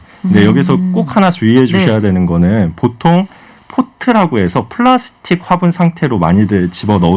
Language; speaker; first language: Korean; native; Korean